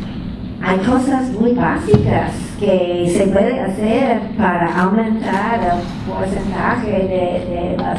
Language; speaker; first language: Spanish; non-native, fluent; English